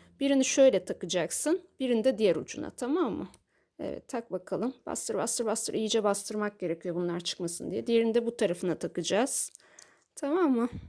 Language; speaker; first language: Turkish; native; Turkish